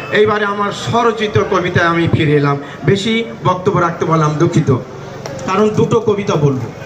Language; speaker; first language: Bangla; native; Bangla